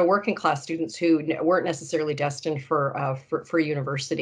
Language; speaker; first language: English; native; English